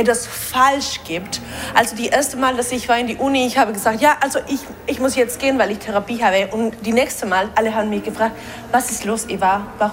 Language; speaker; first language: German; non-native, learner; Spanish